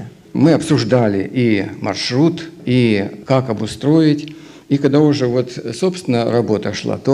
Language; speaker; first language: Russian; native; Russian